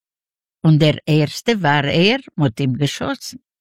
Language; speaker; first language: German; non-native, learner; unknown